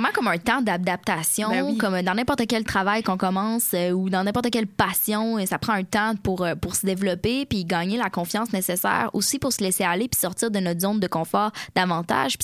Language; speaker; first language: French; native; French